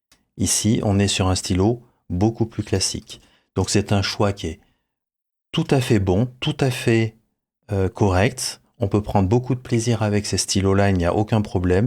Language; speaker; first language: French; native; French